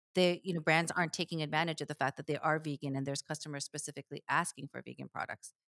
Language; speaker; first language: English; early bilingual, other home language; Korean